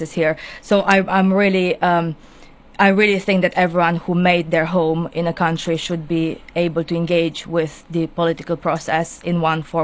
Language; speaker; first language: English; non-native, fluent; Romanian